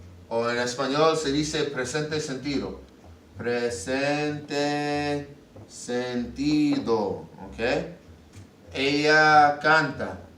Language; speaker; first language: Spanish; non-native, learner; English